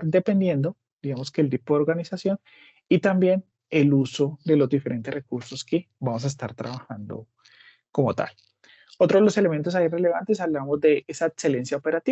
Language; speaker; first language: Spanish; native; Spanish